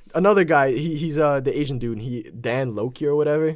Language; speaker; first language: English; early bilingual, other home language; Polish